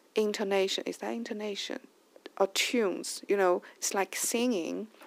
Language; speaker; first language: English; non-native, fluent; Chinese